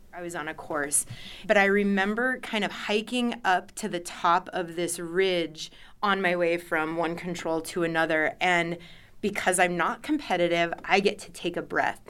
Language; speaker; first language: English; native; English